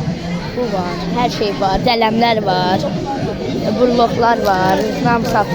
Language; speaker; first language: Turkish; non-native, learner; Azerbaijani